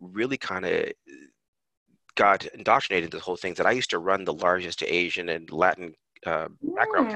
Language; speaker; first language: English; native; English